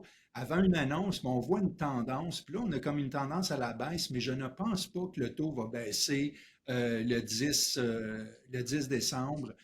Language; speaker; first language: French; native; French